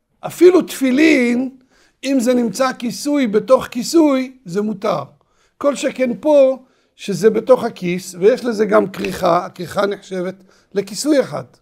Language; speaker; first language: Hebrew; native; Hebrew